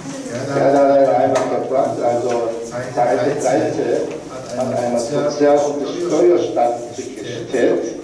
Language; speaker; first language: German; non-native, learner; Korean